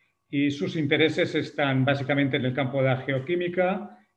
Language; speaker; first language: Spanish; native; Spanish